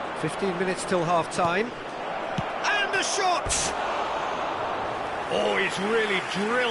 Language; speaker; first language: English; native; English